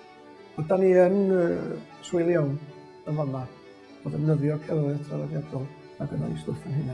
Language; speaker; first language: Welsh; native; Welsh